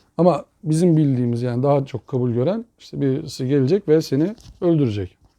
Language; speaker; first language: Turkish; native; Turkish